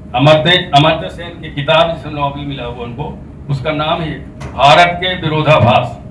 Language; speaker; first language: Hindi; native; Hindi